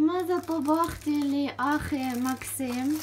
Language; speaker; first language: Arabic; non-native, fluent; Ukrainian